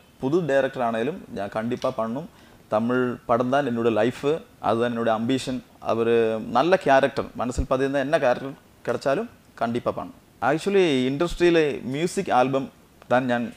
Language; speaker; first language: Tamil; non-native, local second language; Malayalam